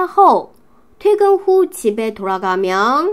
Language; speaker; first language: Korean; non-native, fluent; Chinese